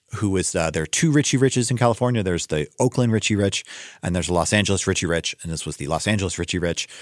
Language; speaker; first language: English; native; English